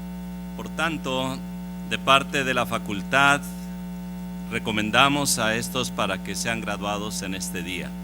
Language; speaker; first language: Spanish; native; Spanish